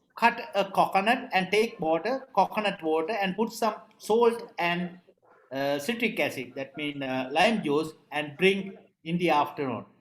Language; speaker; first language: English; non-native, local second language; Sinhala